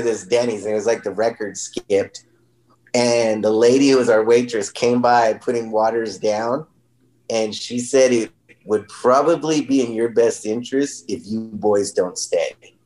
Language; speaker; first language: English; native; English